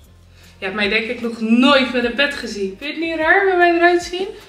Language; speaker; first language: Dutch; native; Dutch